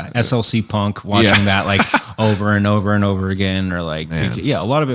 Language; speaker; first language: English; native; English